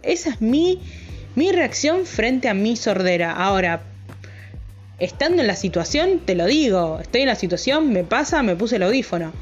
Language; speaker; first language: Spanish; native; Spanish